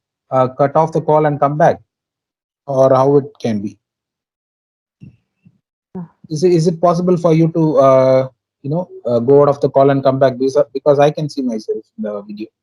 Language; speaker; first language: English; non-native, local second language; Tamil